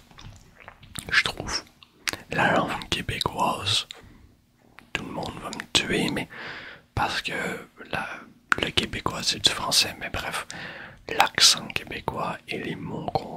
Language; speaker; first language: French; native; French